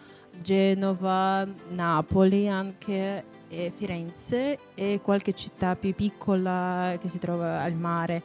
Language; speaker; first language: Italian; non-native, fluent; Russian